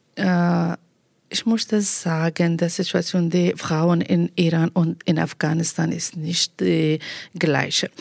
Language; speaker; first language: German; non-native, learner; Persian